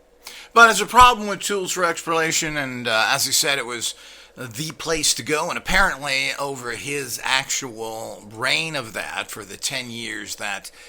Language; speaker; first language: English; native; English